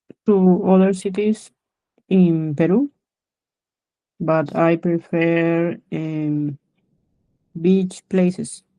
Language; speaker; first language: English; non-native, learner; Spanish